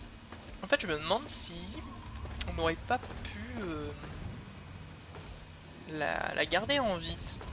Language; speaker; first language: French; native; French